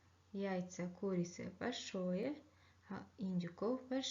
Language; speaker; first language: Russian; non-native, fluent; Kyrgyz